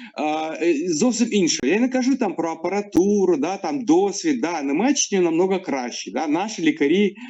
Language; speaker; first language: Ukrainian; non-native, local second language; Russian